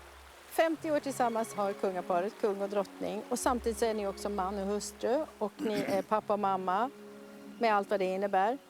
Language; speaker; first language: Swedish; native; Swedish